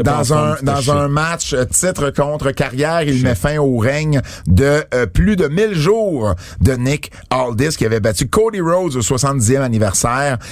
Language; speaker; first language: French; native; French